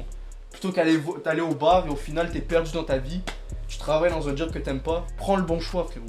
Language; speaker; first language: French; native; French